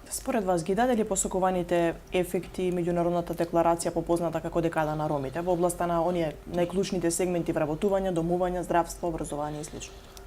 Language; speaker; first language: Macedonian; native; Macedonian